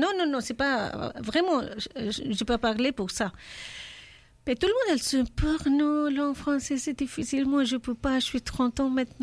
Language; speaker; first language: French; non-native, learner; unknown